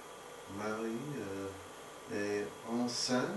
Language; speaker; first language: French; non-native, learner; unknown